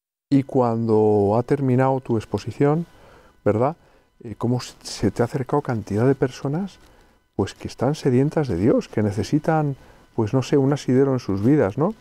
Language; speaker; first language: Spanish; native; Spanish